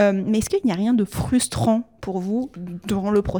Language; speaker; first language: French; native; French